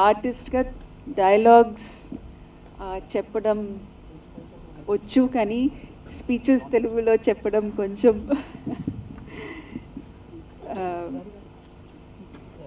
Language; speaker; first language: Telugu; non-native, local second language; English